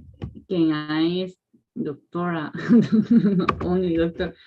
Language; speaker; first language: English; non-native, learner; Spanish